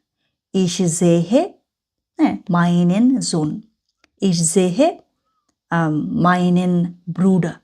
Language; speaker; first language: German; non-native, fluent; Bangla